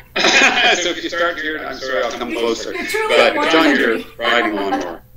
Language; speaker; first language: English; native; English